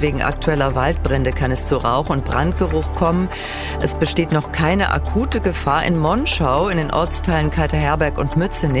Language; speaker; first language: German; native; German